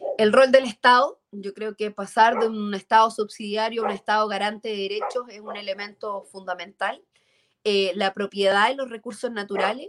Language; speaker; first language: Spanish; native; Spanish